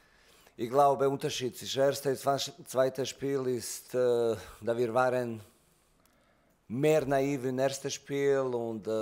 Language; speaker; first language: German; non-native, learner; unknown